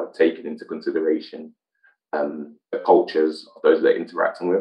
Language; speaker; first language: English; native; English